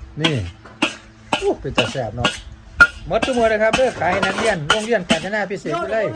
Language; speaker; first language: Thai; non-native, local second language; Northeastern Thai